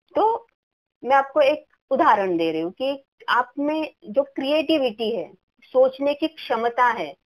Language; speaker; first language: Hindi; non-native, local second language; Marathi